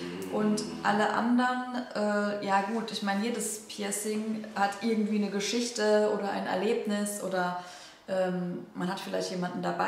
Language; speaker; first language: German; native; German